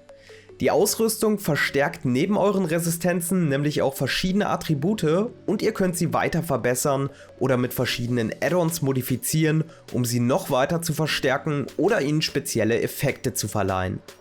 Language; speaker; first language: German; native; German